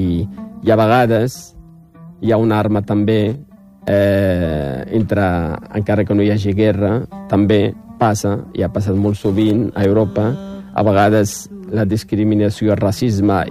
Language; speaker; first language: Catalan; non-native, fluent; Riffian